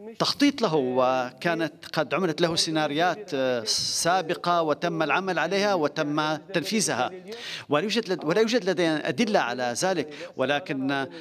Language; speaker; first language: Arabic; non-native, fluent; Turkish